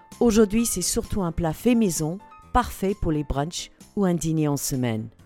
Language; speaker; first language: French; non-native, fluent; English